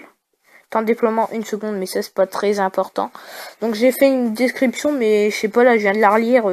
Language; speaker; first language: French; native; French